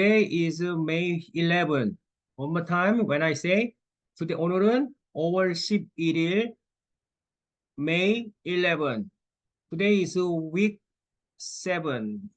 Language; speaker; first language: English; non-native, learner; Korean